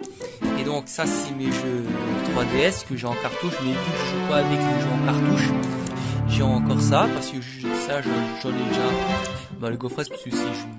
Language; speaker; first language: French; native; French